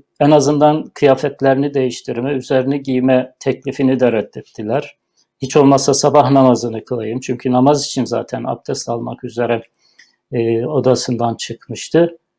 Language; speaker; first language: Turkish; native; Turkish